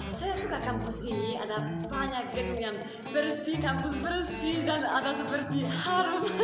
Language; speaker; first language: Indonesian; non-native, learner; Polish